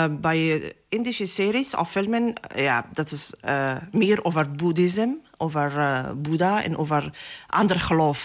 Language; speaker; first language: Dutch; non-native, learner; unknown